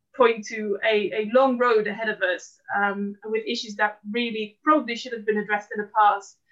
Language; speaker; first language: English; non-native, fluent; Dutch